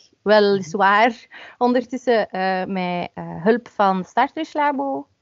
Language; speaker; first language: Dutch; native; Dutch